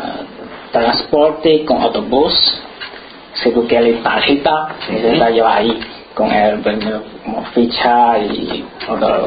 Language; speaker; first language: Spanish; non-native, learner; Chinese